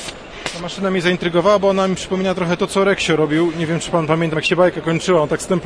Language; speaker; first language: Polish; native; Polish